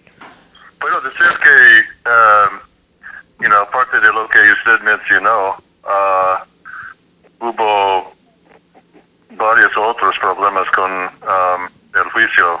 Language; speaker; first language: Spanish; non-native, fluent; English